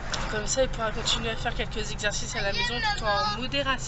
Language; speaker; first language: French; native; French